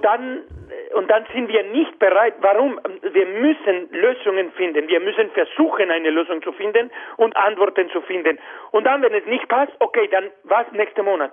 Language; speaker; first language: German; non-native, fluent; Spanish